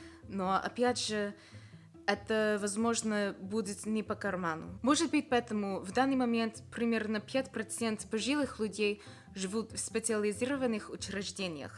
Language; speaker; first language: Russian; non-native, fluent; English